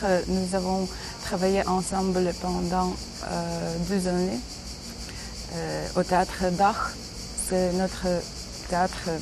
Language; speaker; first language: French; non-native, learner; Ukrainian